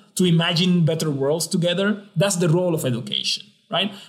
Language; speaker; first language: English; non-native, fluent; Spanish